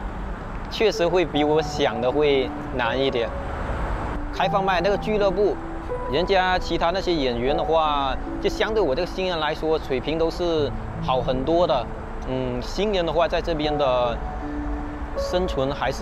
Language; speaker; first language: Chinese; native; Chinese